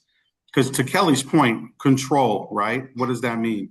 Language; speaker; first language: English; native; English